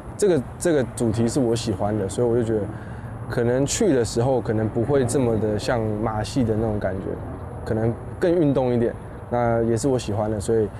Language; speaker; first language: Chinese; native; Chinese